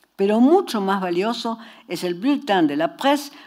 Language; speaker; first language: Spanish; native; Spanish